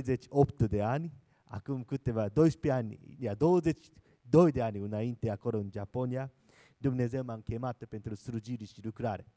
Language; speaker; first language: Romanian; non-native, learner; Japanese